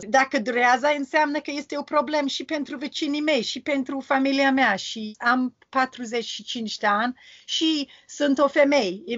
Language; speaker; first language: Romanian; non-native, learner; English